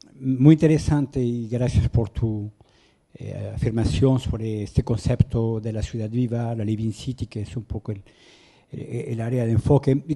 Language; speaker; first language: Spanish; non-native, fluent; French